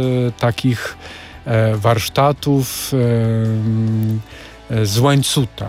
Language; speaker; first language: Polish; native; Polish